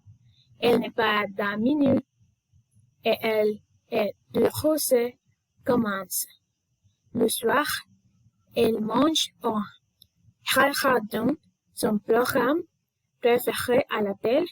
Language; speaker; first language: French; non-native, learner; Spanish